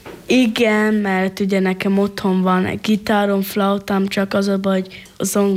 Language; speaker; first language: Hungarian; non-native, local second language; Slovenian